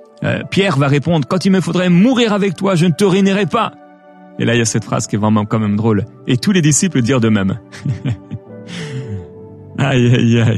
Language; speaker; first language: French; native; French